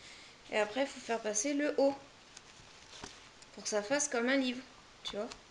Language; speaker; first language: French; native; French